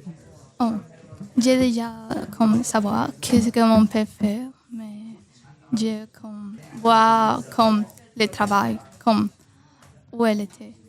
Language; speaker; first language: French; non-native, learner; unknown